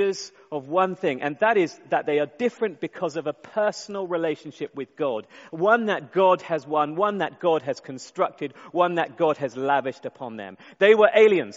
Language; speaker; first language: English; native; English